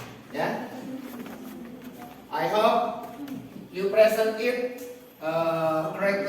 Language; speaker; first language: English; non-native, fluent; Indonesian